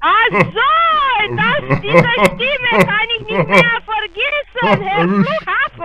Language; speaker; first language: German; non-native, fluent; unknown